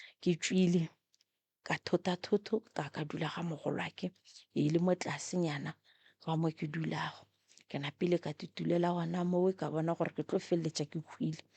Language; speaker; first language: Northern Sotho; non-native, local second language; Tsonga